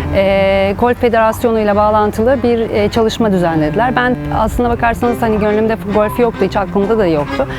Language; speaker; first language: Turkish; native; Turkish